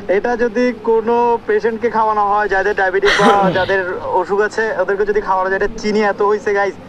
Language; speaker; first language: Bangla; native; Bangla